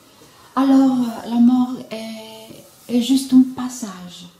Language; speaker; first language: French; non-native, learner; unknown